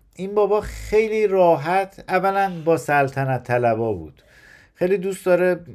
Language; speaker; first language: Persian; native; Persian